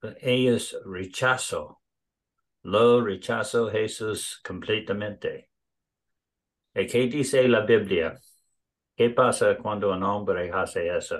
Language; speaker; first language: Spanish; non-native, learner; English